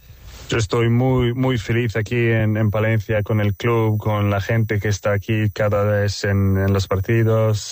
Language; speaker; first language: Spanish; non-native, fluent; Swedish